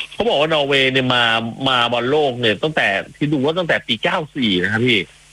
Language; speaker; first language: Thai; native; Thai